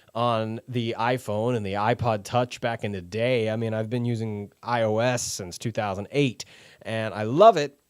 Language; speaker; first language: English; native; English